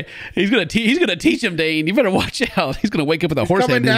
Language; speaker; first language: English; native; English